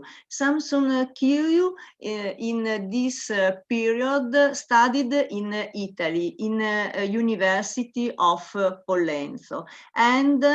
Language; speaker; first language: English; non-native, learner; Italian